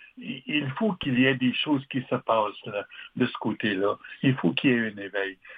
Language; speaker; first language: French; non-native, local second language; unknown